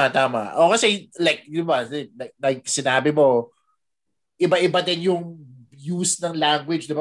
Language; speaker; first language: Filipino; native; Filipino